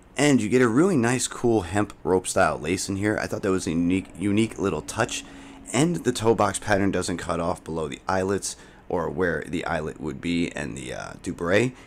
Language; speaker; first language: English; native; English